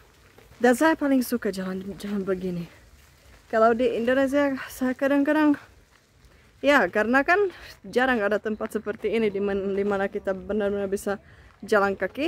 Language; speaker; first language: Indonesian; non-native, fluent; Czech